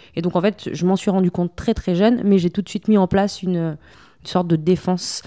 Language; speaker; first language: French; early bilingual, other home language; Spanish